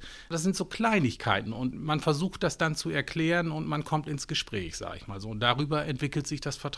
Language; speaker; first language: German; native; German